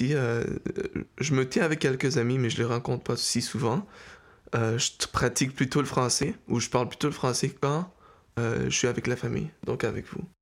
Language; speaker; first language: French; early bilingual, heritage; French